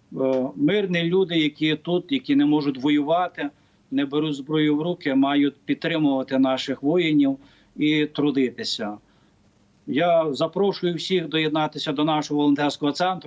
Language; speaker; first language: Ukrainian; native; Ukrainian